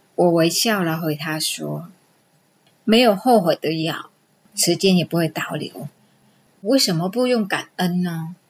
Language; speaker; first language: Chinese; non-native, fluent; Vietnamese